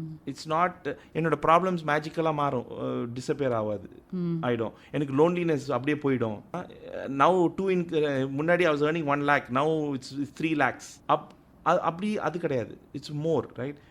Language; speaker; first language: English; non-native, local second language; Tamil